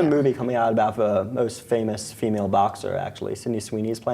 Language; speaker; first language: English; native; English